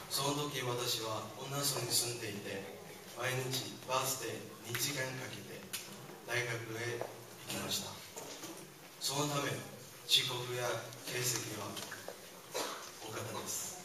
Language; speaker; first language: Japanese; non-native, fluent; Chinese